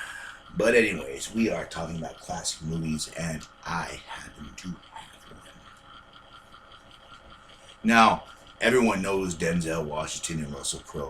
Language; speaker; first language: English; native; English